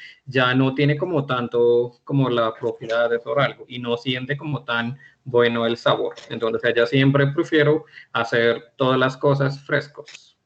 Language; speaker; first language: Spanish; non-native, fluent; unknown